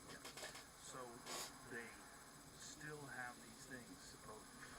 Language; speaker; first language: English; native; English